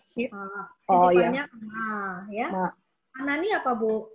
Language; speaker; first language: Indonesian; native; Indonesian